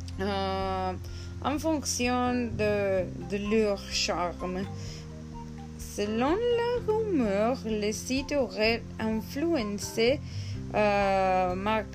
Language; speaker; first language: French; non-native, learner; Spanish